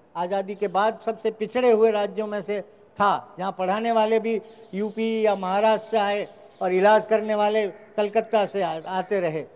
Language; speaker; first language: Hindi; non-native, local second language; Rajasthani